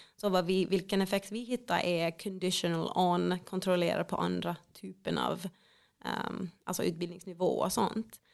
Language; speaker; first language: Swedish; non-native, fluent; Finnish